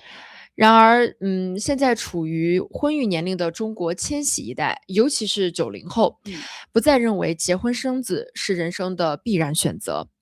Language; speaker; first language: Chinese; native; Chinese